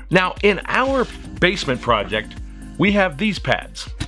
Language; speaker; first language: English; native; English